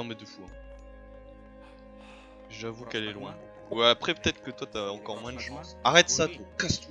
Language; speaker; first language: French; native; French